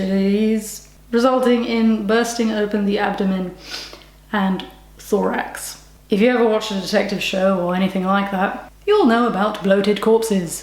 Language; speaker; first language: English; native; English